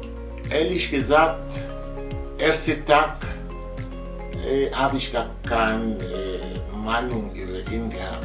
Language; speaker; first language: German; non-native, fluent; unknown